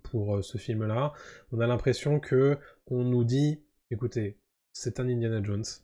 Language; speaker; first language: French; native; French